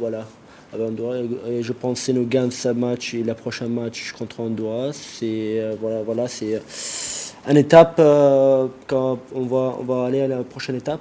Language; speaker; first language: French; non-native, learner; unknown